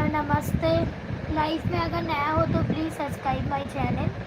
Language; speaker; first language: Hindi; non-native, local second language; Bangla